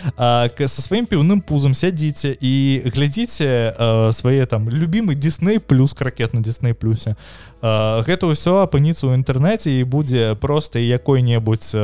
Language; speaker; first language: Belarusian; non-native, local second language; Russian